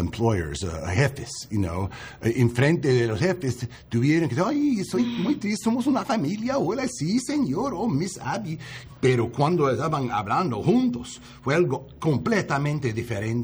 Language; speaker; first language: Spanish; non-native, learner; English